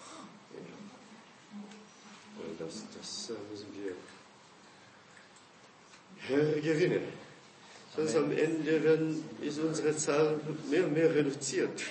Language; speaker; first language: German; non-native, fluent; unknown